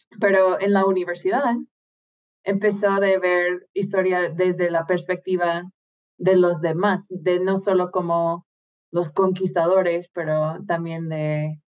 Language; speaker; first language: Spanish; non-native, fluent; English